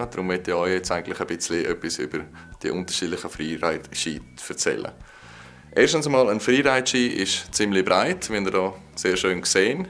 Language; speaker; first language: German; native; German